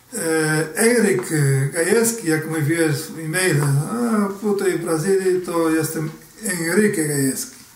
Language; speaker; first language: Polish; early bilingual, heritage; Portuguese